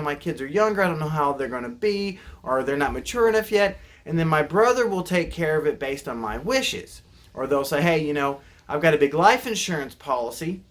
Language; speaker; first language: English; native; English